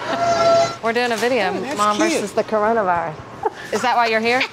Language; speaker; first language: English; native; English